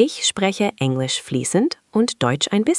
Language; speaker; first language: German; non-native, fluent; English